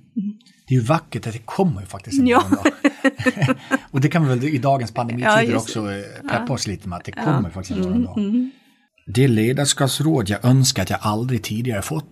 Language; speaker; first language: Swedish; native; Swedish